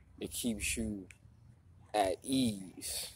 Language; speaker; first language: English; native; English